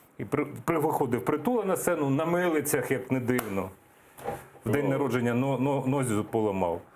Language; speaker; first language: Ukrainian; native; Ukrainian